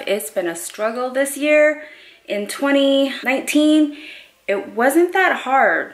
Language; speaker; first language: English; native; English